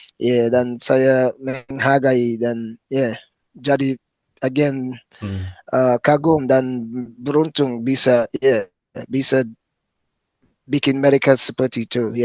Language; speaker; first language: Indonesian; non-native, fluent; English